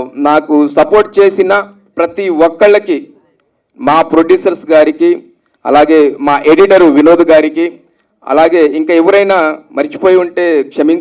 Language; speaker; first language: Telugu; native; Telugu